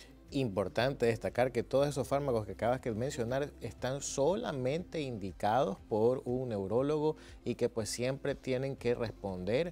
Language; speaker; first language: Spanish; native; Spanish